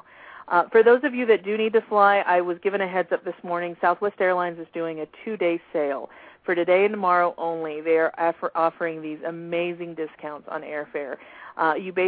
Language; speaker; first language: English; native; English